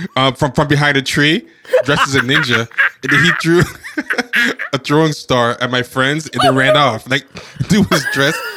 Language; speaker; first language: English; native; English